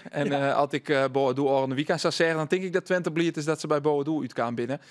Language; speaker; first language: Dutch; native; Dutch